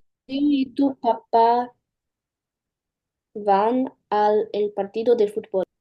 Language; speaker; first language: Spanish; non-native, learner; English